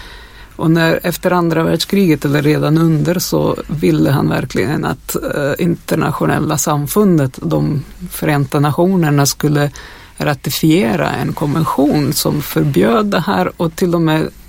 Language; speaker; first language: Swedish; non-native, fluent; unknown